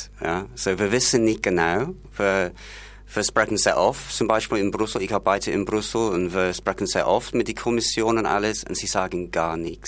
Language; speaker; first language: German; non-native, fluent; English